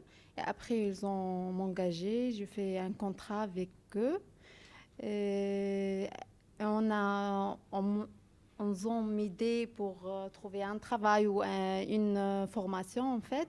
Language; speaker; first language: French; non-native, learner; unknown